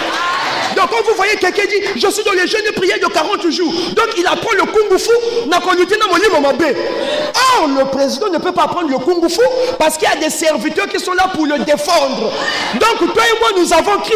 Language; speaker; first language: French; non-native, local second language; Lingala